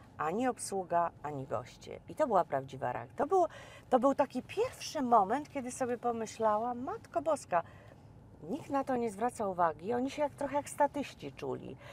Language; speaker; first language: Polish; native; Polish